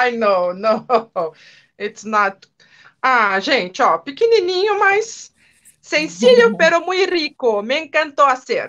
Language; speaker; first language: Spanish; non-native, learner; Portuguese